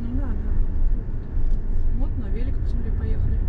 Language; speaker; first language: Russian; native; Russian